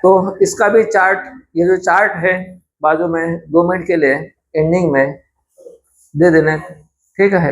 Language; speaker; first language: Hindi; non-native, local second language; Marathi